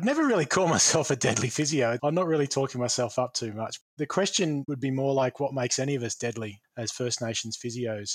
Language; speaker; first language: English; native; English